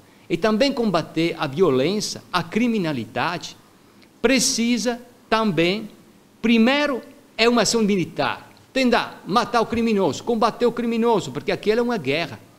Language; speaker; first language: Portuguese; non-native, fluent; Italian